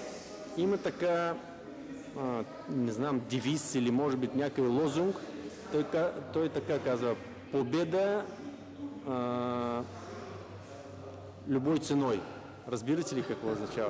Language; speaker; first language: Bulgarian; non-native, learner; Russian